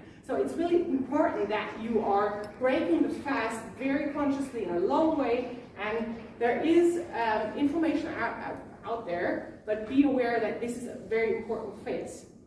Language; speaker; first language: English; non-native, fluent; German